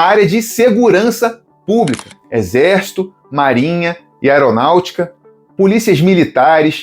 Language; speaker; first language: Portuguese; native; Portuguese